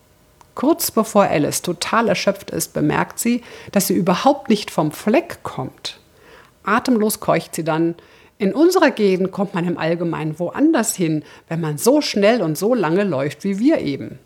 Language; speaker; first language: German; native; German